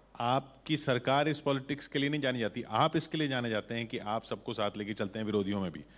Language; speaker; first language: Hindi; native; Hindi